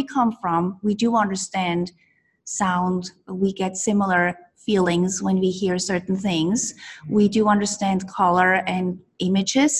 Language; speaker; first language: English; non-native, fluent; Swiss German